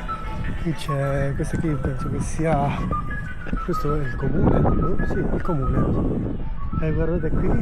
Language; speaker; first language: Italian; native; Italian